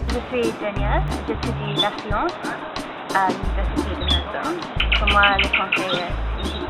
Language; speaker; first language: French; non-native, learner; English